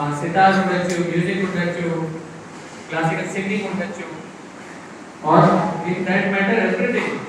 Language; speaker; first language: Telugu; non-native, fluent; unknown